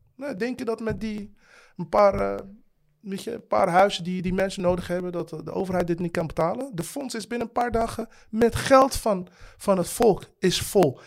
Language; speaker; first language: Dutch; non-native, fluent; Arabic